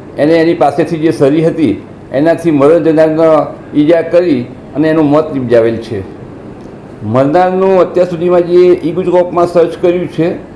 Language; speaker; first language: Gujarati; native; Gujarati